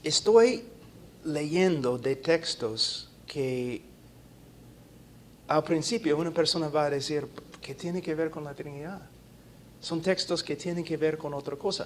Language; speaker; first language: Spanish; non-native, fluent; English